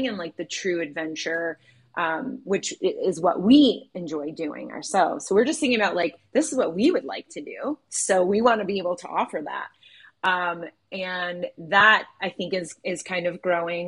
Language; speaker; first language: English; native; English